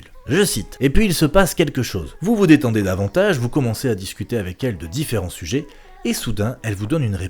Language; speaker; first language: French; native; French